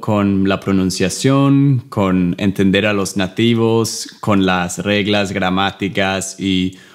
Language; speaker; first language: Spanish; non-native, fluent; English